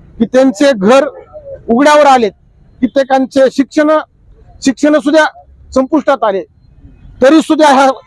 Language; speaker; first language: Marathi; native; Marathi